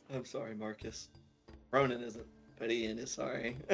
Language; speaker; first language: English; native; English